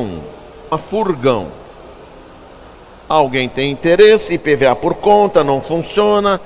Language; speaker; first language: Portuguese; native; Portuguese